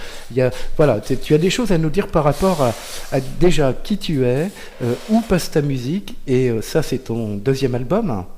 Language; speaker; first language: French; native; French